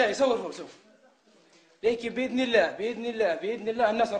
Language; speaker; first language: Arabic; native; Arabic